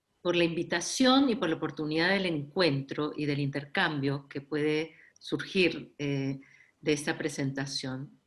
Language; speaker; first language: Spanish; native; Spanish